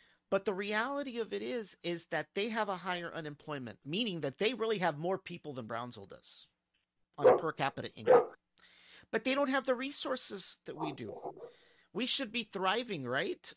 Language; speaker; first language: English; early bilingual, other home language; Spanish